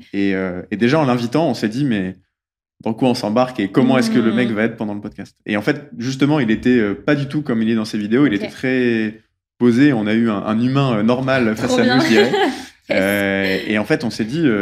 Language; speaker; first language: French; native; French